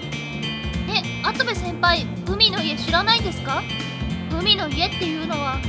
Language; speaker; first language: Japanese; native; Japanese